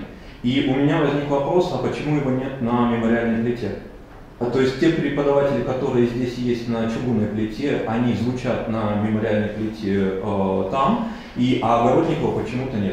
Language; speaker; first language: Russian; native; Russian